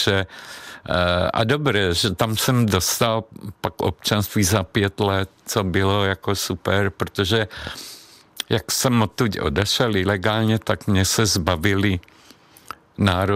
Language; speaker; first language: Czech; non-native, fluent; Hungarian